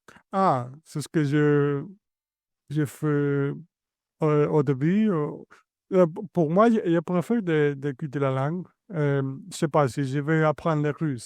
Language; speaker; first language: French; non-native, fluent; Spanish